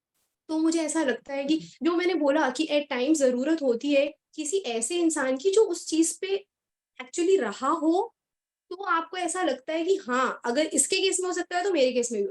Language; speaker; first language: Hindi; native; Hindi